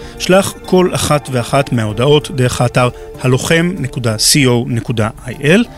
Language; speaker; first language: Hebrew; native; Hebrew